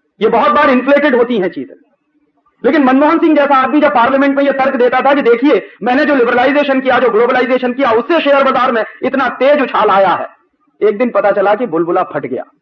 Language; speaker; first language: Hindi; native; Hindi